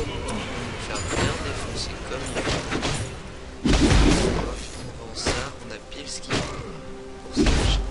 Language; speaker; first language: French; native; French